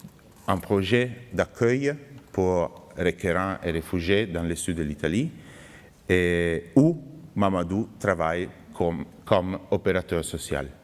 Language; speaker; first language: French; non-native, fluent; Italian